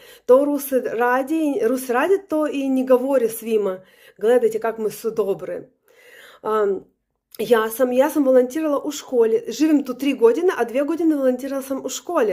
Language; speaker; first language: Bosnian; non-native, learner; Russian